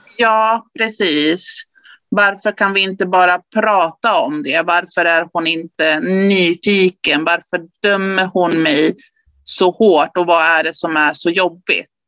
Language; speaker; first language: Swedish; early bilingual, other home language; Spanish